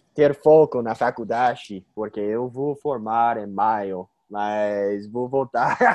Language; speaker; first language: Portuguese; non-native, fluent; English